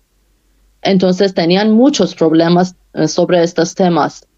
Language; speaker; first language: Spanish; non-native, fluent; Persian